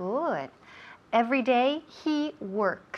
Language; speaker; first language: English; non-native, fluent; Spanish